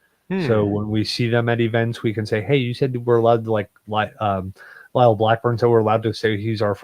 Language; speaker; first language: English; native; English